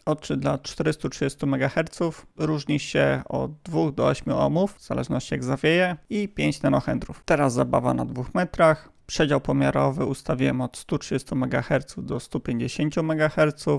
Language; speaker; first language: Polish; native; Polish